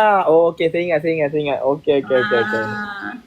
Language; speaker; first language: Malay; native; Malay